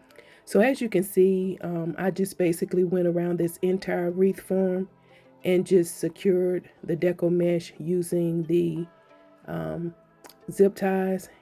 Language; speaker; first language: English; native; English